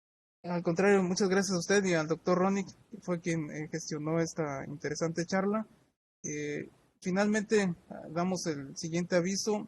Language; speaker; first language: Spanish; native; Spanish